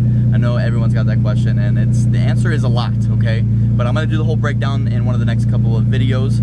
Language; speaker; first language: English; native; English